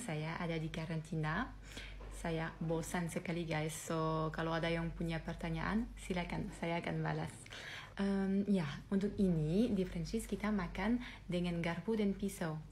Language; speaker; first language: Indonesian; non-native, fluent; French